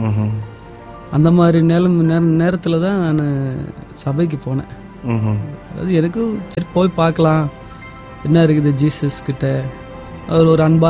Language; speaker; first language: Tamil; non-native, local second language; Telugu